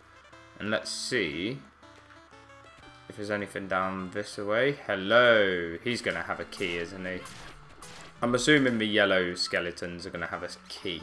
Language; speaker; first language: English; native; English